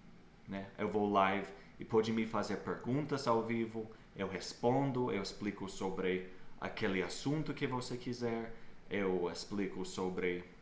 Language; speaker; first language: Portuguese; non-native, fluent; English